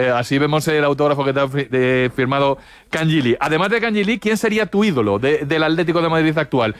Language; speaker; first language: Spanish; native; Spanish